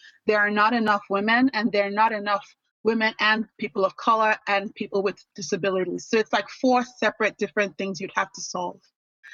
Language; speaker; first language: English; non-native, local second language; Yoruba